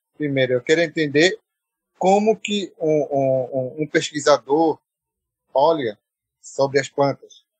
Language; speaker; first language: Portuguese; non-native, local second language; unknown